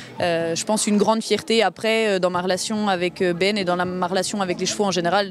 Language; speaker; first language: French; native; French